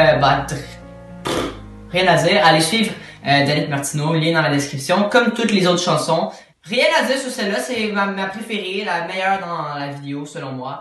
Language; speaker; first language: French; native; French